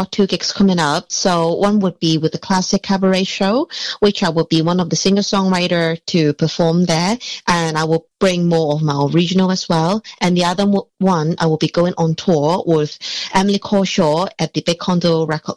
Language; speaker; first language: English; non-native, local second language; Cantonese